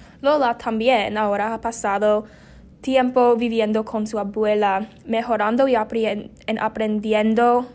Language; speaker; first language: Spanish; non-native, learner; English